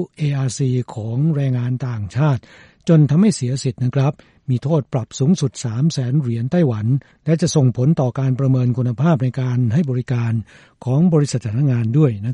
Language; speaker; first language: Thai; native; Thai